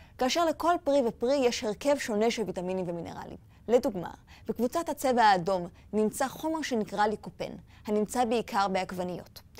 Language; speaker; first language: Hebrew; native; Hebrew